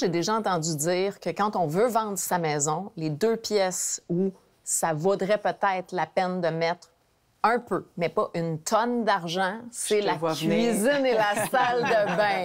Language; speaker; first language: French; native; French